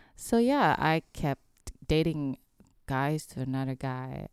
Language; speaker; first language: English; non-native, fluent; Indonesian